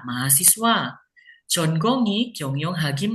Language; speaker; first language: Korean; non-native, fluent; Indonesian